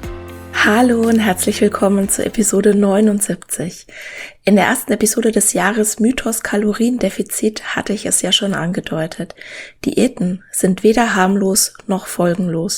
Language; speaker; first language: German; native; German